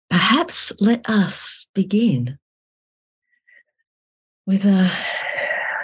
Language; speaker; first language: English; native; English